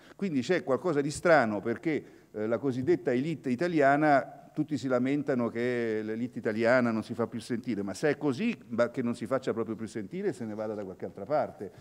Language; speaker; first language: Italian; native; Italian